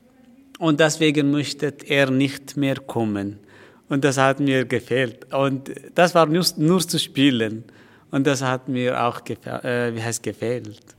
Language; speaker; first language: German; non-native, learner; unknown